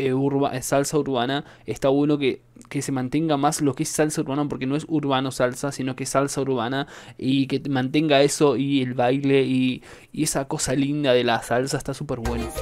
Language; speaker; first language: Spanish; native; Spanish